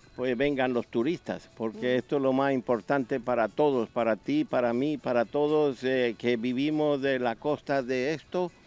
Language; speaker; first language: Spanish; native; Spanish